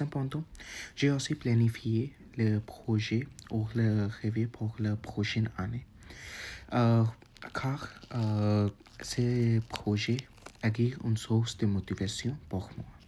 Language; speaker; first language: French; non-native, learner; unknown